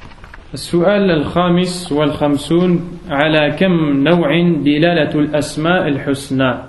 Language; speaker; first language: Arabic; non-native, fluent; French